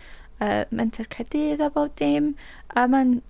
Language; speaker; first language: Welsh; native; Welsh